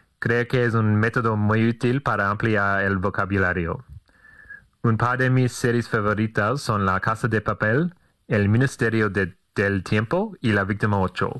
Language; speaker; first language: Spanish; non-native, fluent; English